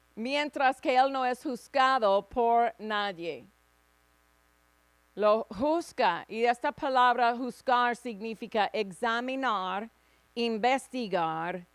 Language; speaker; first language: Spanish; non-native, fluent; English